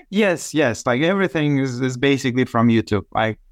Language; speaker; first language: English; non-native, fluent; Turkish